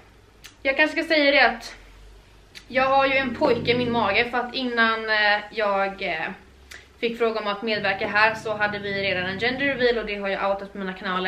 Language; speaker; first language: Swedish; native; Swedish